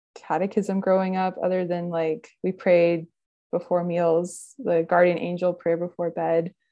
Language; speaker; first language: English; native; English